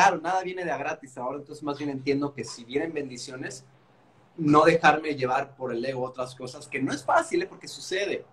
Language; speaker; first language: Spanish; native; Spanish